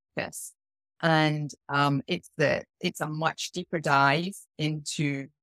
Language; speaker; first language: English; native; English